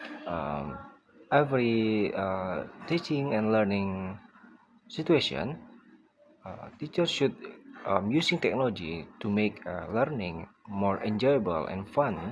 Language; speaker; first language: English; non-native, learner; Indonesian